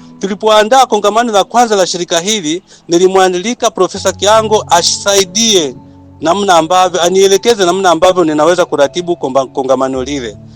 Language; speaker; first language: Swahili; native; Swahili